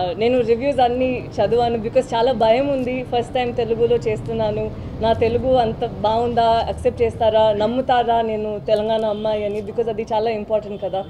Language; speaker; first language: Telugu; non-native, learner; Tamil